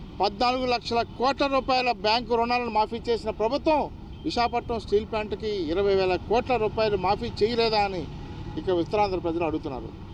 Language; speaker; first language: Telugu; native; Telugu